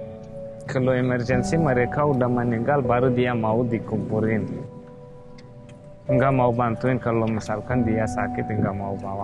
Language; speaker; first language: Indonesian; non-native, fluent; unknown